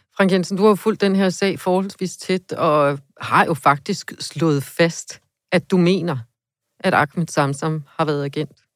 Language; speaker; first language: Danish; native; Danish